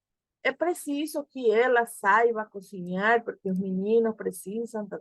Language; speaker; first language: Portuguese; non-native, fluent; Spanish